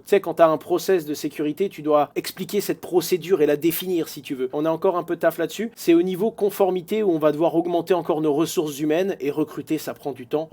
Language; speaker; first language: French; native; French